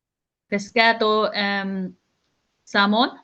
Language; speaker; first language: Spanish; non-native, learner; English